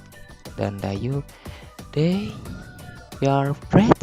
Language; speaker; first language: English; non-native, learner; Indonesian